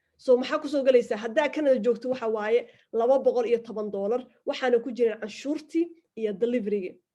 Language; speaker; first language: Somali; early bilingual, heritage; Somali